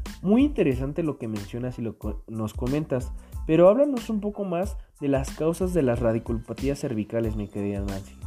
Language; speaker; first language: Spanish; native; Spanish